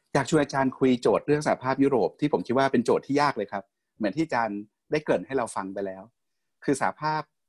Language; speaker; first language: Thai; native; Thai